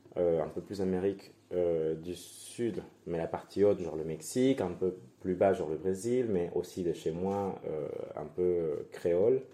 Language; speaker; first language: French; non-native, fluent; Spanish